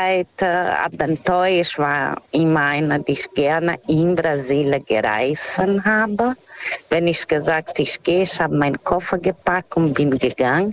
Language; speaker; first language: German; non-native, fluent; Portuguese